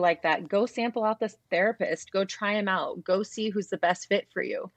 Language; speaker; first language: English; native; English